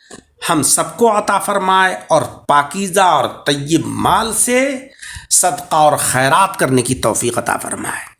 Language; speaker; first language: Urdu; native; Urdu